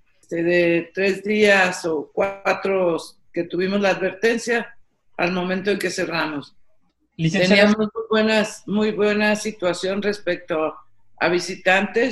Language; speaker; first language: Spanish; native; Spanish